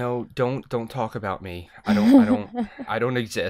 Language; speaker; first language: English; native; English